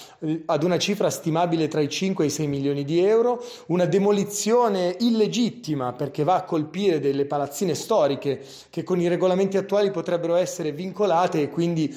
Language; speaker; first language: Italian; native; Italian